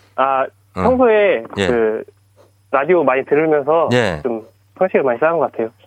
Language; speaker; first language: Korean; native; Korean